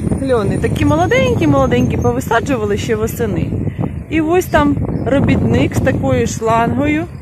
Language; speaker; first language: Ukrainian; non-native, local second language; Russian